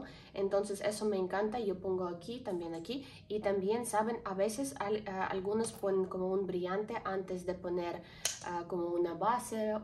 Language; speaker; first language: Spanish; non-native, learner; Ukrainian